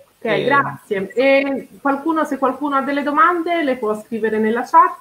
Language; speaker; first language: Italian; native; Italian